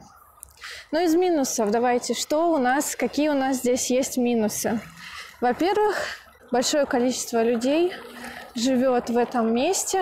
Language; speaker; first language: Russian; native; Russian